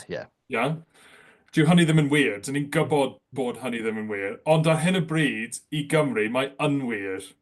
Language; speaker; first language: Welsh; non-native, local second language; English